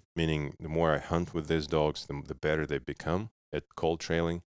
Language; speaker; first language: English; non-native, fluent; Russian